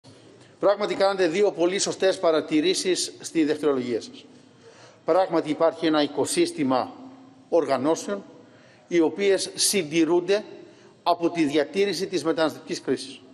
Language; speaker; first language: Greek; native; Greek